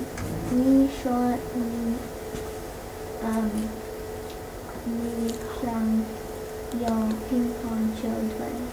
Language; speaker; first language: Chinese; non-native, learner; English